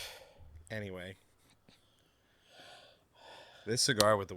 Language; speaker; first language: English; native; English